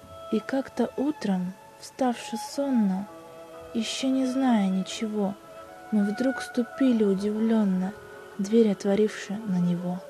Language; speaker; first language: Russian; native; Russian